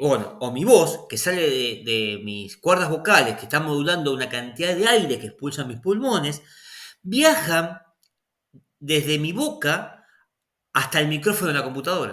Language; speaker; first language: Spanish; native; Spanish